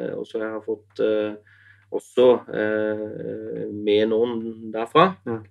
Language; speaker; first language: Norwegian; non-native, fluent; German